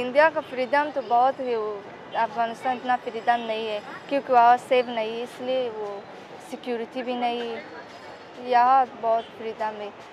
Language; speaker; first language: Hindi; non-native, learner; Persian